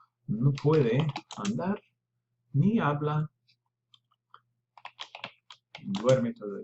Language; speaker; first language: Spanish; non-native, fluent; English